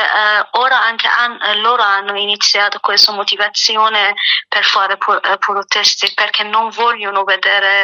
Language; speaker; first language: Italian; non-native, learner; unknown